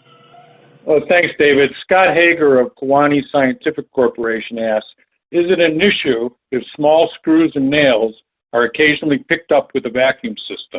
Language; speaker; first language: English; native; English